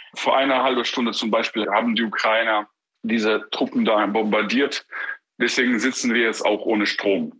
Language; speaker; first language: German; non-native, fluent; Ukrainian